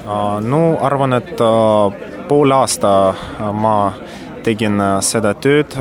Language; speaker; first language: Estonian; non-native, learner; Russian